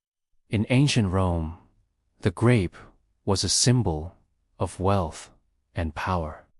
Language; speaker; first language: English; native; English